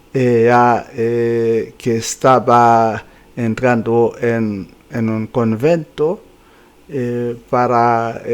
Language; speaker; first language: Spanish; non-native, fluent; Haitian Creole